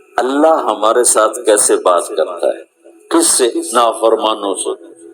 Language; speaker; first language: Urdu; non-native, local second language; Punjabi